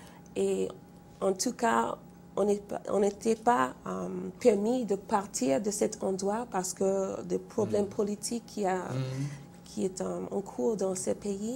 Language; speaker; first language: French; non-native, fluent; English